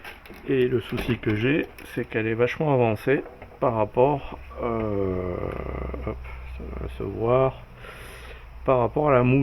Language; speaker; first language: French; native; French